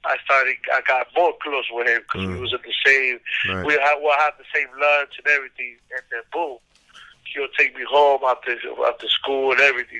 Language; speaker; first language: English; early bilingual, other home language; Spanish